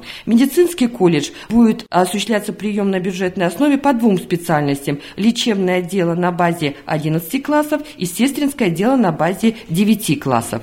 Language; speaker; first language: Russian; native; Russian